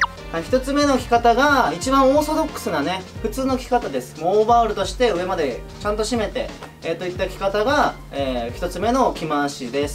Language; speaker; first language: Japanese; native; Japanese